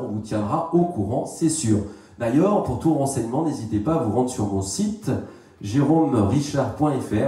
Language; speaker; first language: French; native; French